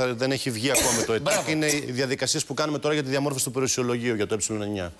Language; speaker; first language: Greek; native; Greek